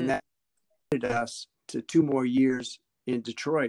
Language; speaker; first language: English; native; English